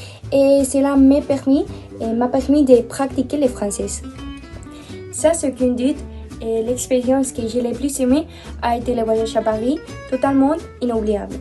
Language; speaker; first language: French; non-native, learner; Spanish